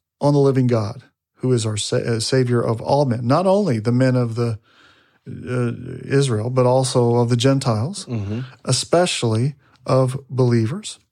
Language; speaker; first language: English; native; English